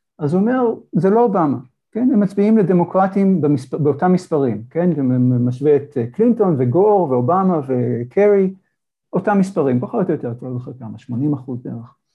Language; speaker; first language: Hebrew; native; Hebrew